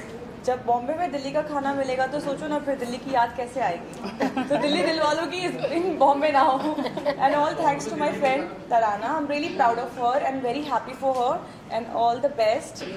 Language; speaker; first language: Hindi; native; Hindi